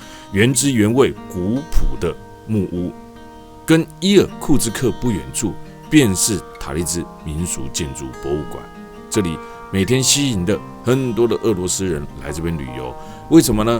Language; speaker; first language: Chinese; native; Chinese